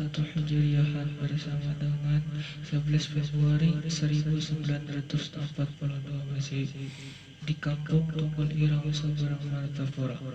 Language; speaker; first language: Indonesian; native; Indonesian